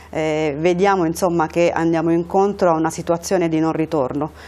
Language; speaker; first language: Italian; early bilingual, other home language; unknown